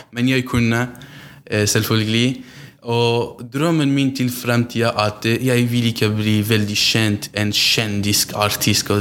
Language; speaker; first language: Norwegian; non-native, learner; Central Kurdish